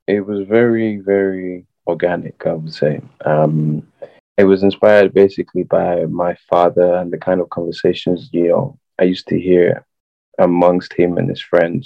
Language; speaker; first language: English; non-native, local second language; Yoruba